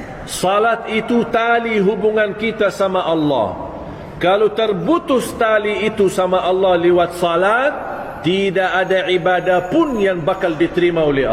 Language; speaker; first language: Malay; non-native, fluent; Arabic